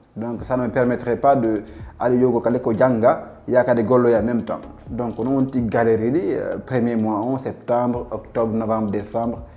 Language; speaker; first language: French; non-native, local second language; Fula